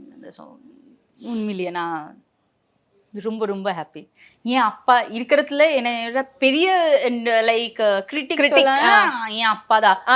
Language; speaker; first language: Tamil; non-native, local second language; Bangla